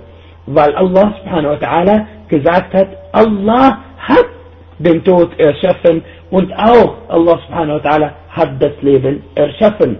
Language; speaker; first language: German; non-native, fluent; Arabic